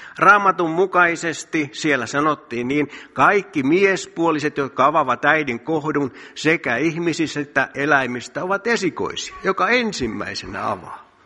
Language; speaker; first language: Finnish; native; Finnish